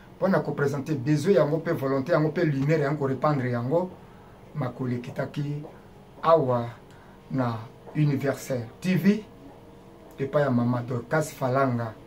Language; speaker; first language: Lingala; native; Lingala